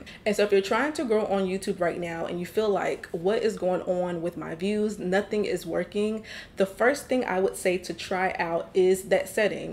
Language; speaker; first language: English; native; English